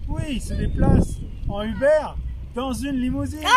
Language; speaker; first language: French; native; French